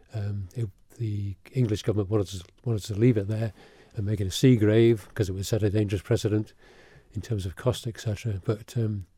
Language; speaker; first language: English; early bilingual, other home language; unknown